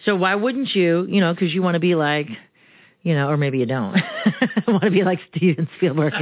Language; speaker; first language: English; early bilingual, other home language; Romanian